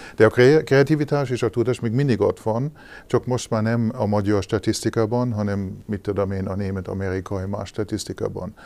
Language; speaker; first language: Hungarian; non-native, learner; German